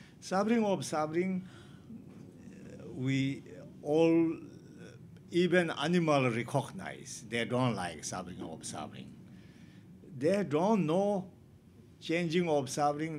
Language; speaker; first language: English; non-native, learner; Tibetan